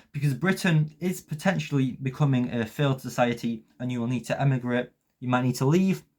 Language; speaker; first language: English; early bilingual, other home language; Polish